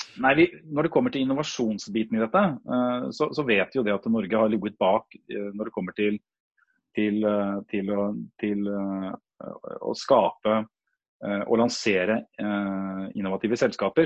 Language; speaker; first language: Norwegian; native; Norwegian